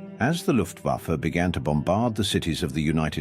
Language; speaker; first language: English; native; English